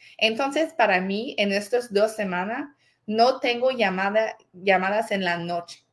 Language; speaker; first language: Spanish; non-native, fluent; French